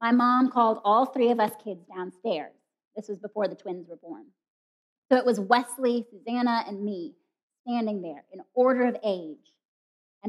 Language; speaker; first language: English; native; English